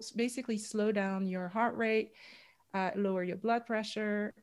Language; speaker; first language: English; non-native, fluent; French